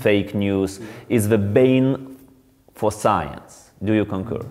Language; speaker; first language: English; non-native, fluent; Lithuanian